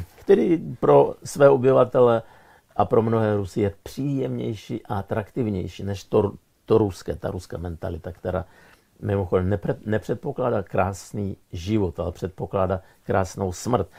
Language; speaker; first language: Czech; non-native, fluent; Russian